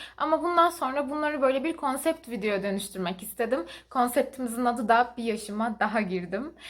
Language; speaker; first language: Turkish; native; Turkish